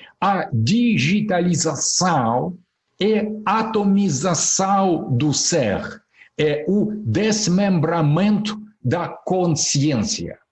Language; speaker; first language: Portuguese; non-native, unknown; Russian